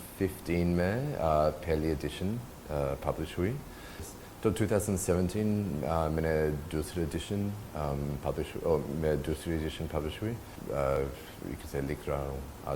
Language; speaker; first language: Hindi; non-native, learner; English